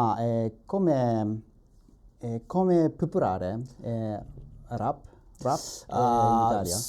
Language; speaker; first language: Italian; non-native, learner; Japanese